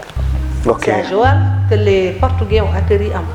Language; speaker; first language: French; non-native, local second language; Wolof